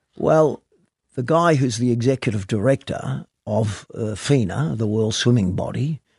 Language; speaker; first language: English; native; English